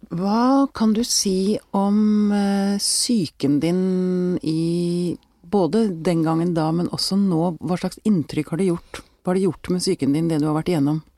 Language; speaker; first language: Norwegian; native; Norwegian